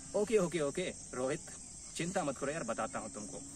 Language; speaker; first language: Hindi; native; Hindi